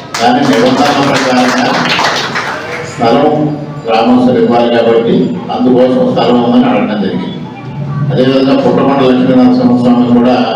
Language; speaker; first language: Telugu; native; Telugu